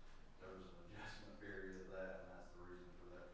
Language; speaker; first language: English; native; English